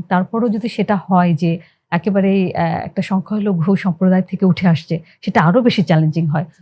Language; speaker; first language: Bangla; native; Bangla